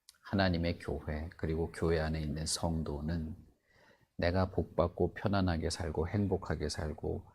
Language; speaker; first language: Korean; native; Korean